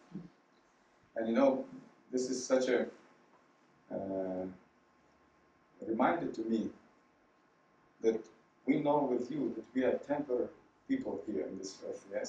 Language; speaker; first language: English; non-native, fluent; Ukrainian